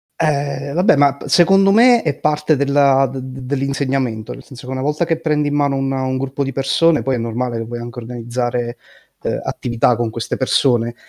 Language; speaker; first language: Italian; native; Italian